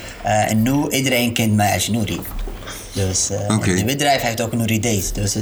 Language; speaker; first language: Dutch; non-native, learner; Arabic